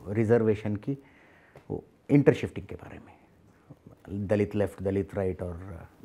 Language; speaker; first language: Hindi; non-native, local second language; Kannada